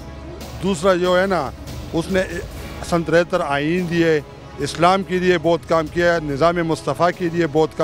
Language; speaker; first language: Hindi; non-native, local second language; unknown